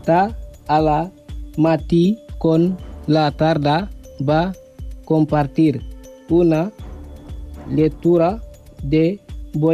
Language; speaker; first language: Catalan; non-native, learner; Spanish